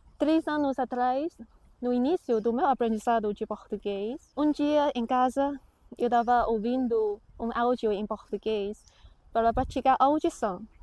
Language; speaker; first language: Portuguese; non-native, fluent; Chinese